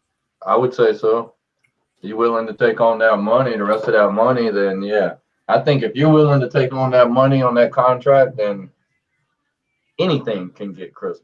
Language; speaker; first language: English; native; English